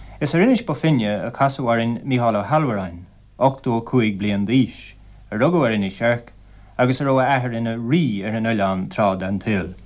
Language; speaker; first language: Irish; native; Irish